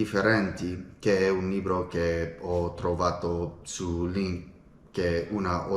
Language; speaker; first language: Italian; non-native, learner; English